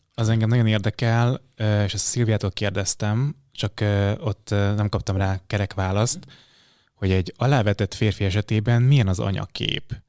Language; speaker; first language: Hungarian; native; Hungarian